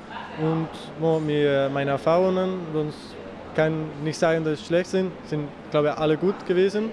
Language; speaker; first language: German; non-native, learner; Spanish